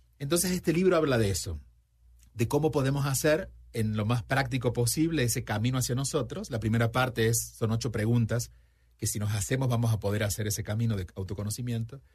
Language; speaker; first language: Spanish; native; Spanish